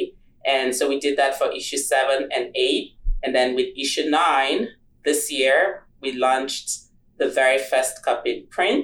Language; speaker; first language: English; non-native, local second language; Igbo